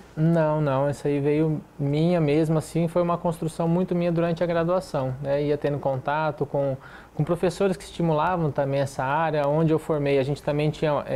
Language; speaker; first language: Portuguese; native; Portuguese